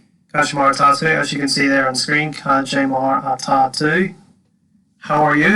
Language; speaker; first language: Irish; non-native, local second language; English